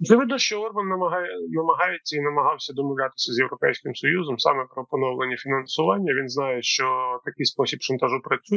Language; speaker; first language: Ukrainian; native; Ukrainian